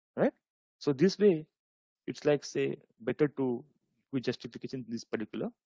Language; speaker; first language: English; non-native, local second language; Marathi